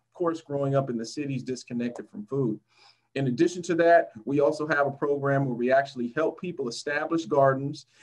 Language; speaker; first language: English; native; English